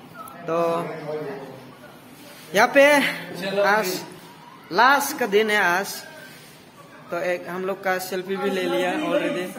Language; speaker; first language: Hindi; non-native, local second language; Kok Borok